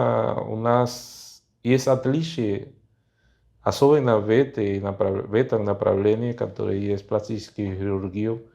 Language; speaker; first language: Russian; non-native, fluent; Spanish